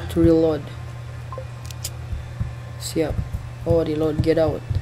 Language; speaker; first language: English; non-native, learner; Indonesian